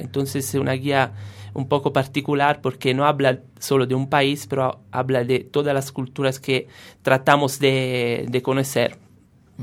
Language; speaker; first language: Spanish; non-native, fluent; Italian